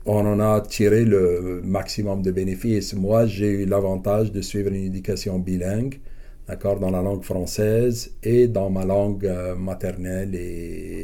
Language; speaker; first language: French; non-native, local second language; Arabic